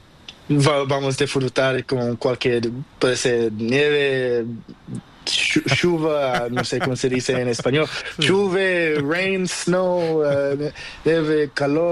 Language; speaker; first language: Spanish; non-native, learner; Portuguese